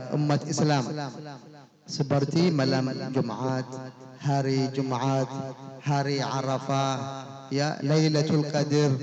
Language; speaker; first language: Indonesian; non-native, fluent; Arabic